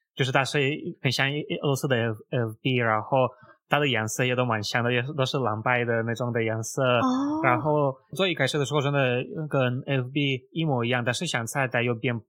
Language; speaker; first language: Chinese; non-native, fluent; Russian